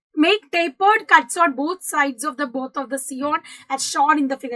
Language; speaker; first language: English; non-native, local second language; Malayalam